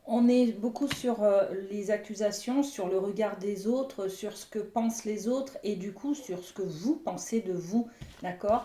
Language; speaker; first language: French; native; French